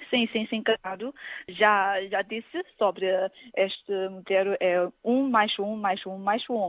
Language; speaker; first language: Portuguese; non-native, fluent; Chinese